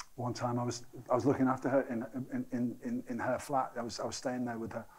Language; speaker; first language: English; native; English